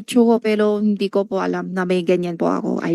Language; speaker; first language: Filipino; non-native, local second language; Chinese